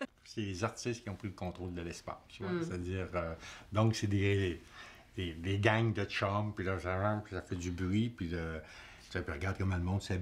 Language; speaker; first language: French; native; French